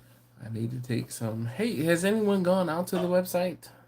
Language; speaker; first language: English; native; English